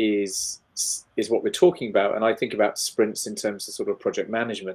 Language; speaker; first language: English; native; English